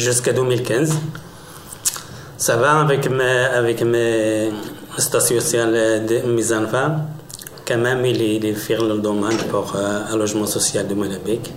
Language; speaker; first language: French; non-native, learner; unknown